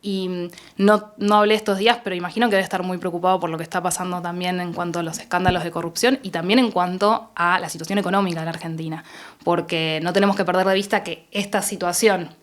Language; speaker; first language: Spanish; native; Spanish